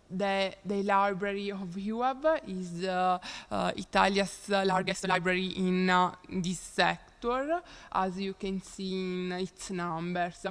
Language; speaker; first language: English; non-native, learner; Italian